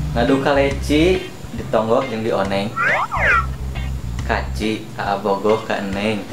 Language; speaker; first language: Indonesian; non-native, local second language; Sundanese